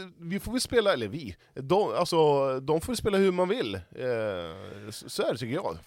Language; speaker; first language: Swedish; native; Swedish